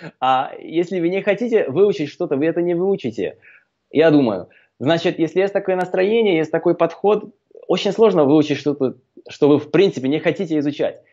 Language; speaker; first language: Russian; non-native, fluent; Slovak